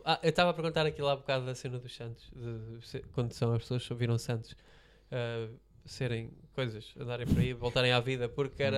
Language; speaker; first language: Portuguese; native; Portuguese